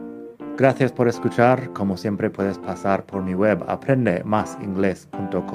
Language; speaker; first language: Spanish; non-native, fluent; English